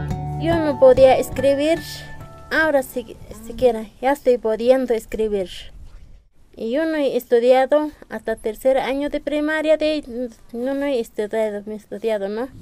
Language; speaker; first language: Spanish; non-native, local second language; Quechua